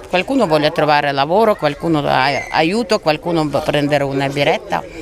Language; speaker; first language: Italian; non-native, learner; Ukrainian